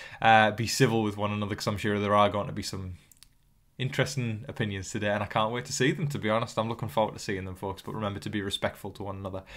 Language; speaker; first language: English; native; English